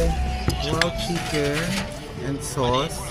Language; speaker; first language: English; non-native, local second language; Filipino